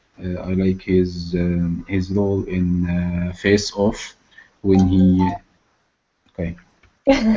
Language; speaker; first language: English; non-native, learner; Arabic